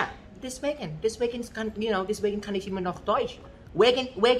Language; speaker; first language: German; non-native, fluent; Thai